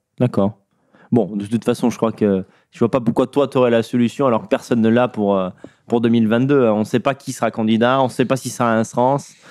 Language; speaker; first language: French; native; French